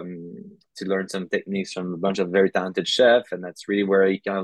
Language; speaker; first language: English; non-native, fluent; French